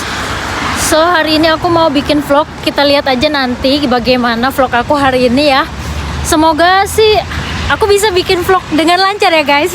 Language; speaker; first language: Indonesian; native; Indonesian